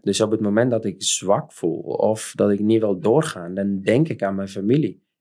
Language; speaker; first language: Dutch; non-native, fluent; Arabic